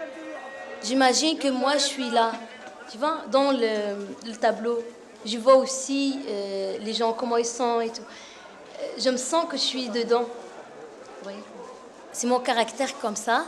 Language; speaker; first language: French; non-native, learner; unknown